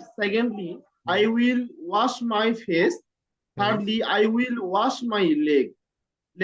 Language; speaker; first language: English; non-native, learner; Bangla